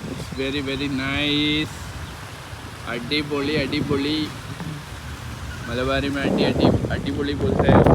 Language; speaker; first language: Hindi; non-native, local second language; Malayalam